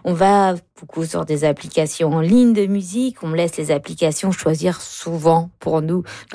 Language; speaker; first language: French; native; French